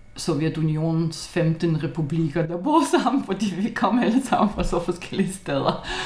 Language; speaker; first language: Danish; non-native, fluent; Lithuanian